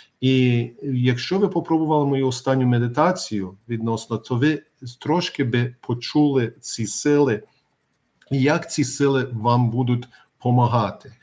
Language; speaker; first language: Ukrainian; early bilingual, heritage; Ukrainian